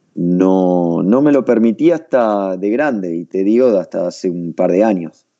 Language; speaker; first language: Spanish; native; Spanish